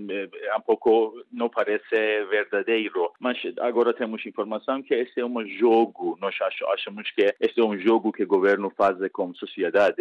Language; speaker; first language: Portuguese; non-native, learner; Persian